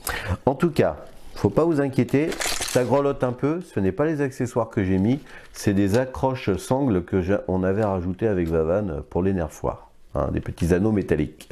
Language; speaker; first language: French; native; French